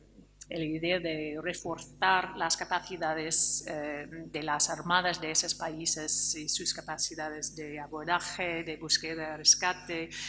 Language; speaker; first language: Spanish; non-native, fluent; English